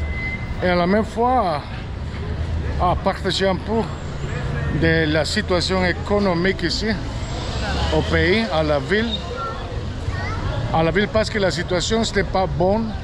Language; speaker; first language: French; non-native, fluent; Spanish